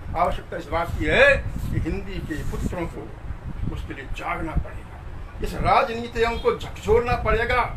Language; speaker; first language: Hindi; native; Hindi